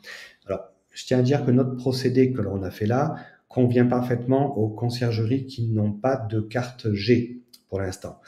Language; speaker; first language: French; native; French